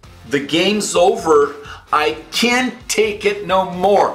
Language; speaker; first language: English; non-native, fluent; Portuguese